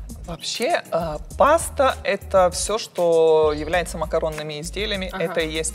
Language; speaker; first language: Russian; native; Russian